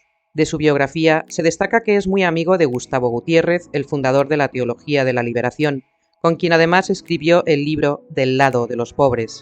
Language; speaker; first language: Spanish; native; Spanish